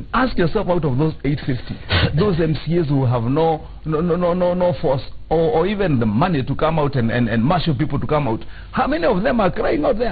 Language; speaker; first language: English; non-native, local second language; Kikuyu